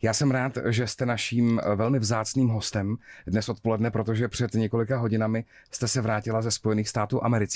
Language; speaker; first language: Czech; native; Czech